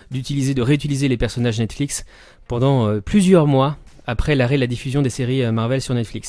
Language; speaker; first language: French; native; French